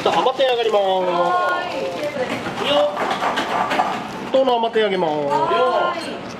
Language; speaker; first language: Japanese; native; Japanese